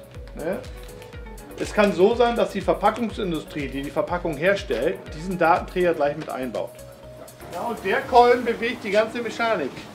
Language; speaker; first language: German; native; German